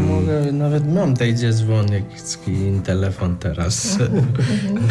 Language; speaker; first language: Polish; non-native, learner; Nepali